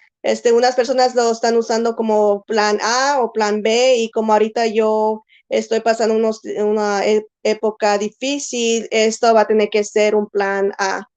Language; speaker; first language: Spanish; early bilingual, heritage; Spanish